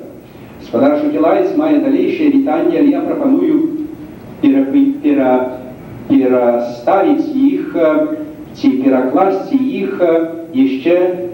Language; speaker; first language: Belarusian; native; Belarusian